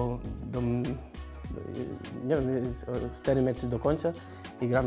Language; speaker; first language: Polish; non-native, learner; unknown